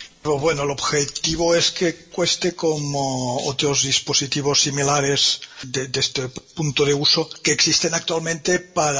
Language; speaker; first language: Spanish; native; Spanish